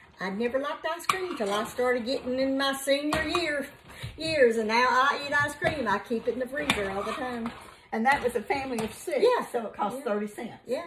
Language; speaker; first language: English; native; English